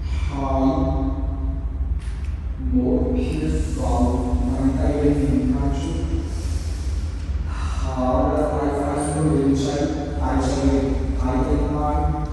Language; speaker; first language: Vietnamese; non-native, learner; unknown